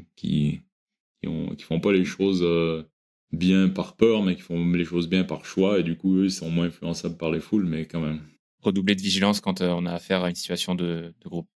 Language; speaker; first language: French; native; French